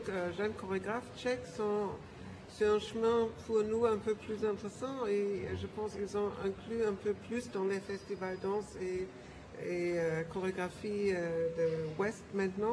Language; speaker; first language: French; non-native, fluent; German